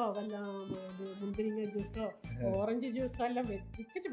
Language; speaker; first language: Malayalam; native; Malayalam